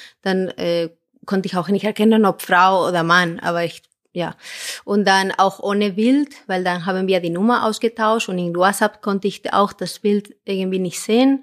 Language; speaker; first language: German; non-native, fluent; Spanish